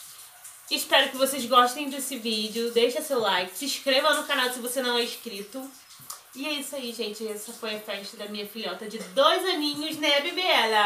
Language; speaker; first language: Portuguese; native; Portuguese